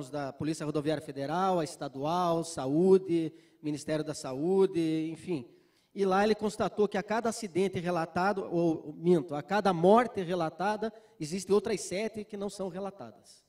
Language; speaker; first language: Portuguese; native; Portuguese